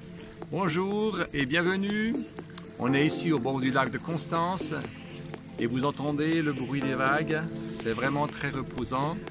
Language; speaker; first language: French; native; French